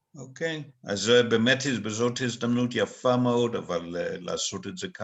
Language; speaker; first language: Hebrew; non-native, fluent; English